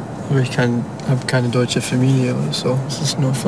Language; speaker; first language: German; non-native, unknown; English